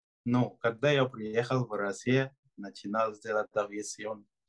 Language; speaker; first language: Russian; non-native, learner; Ganda